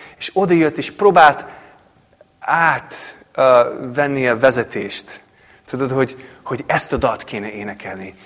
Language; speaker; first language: Hungarian; non-native, fluent; English